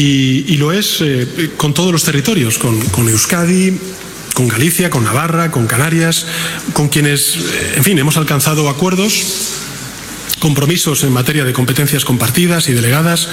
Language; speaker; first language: Spanish; native; Spanish